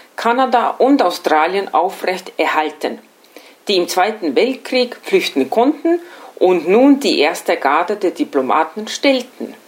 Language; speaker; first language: German; non-native, fluent; Estonian